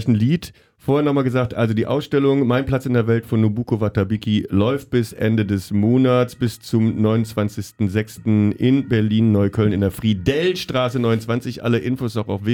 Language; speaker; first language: German; native; German